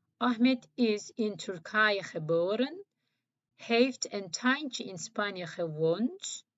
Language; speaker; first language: Dutch; non-native, learner; Turkish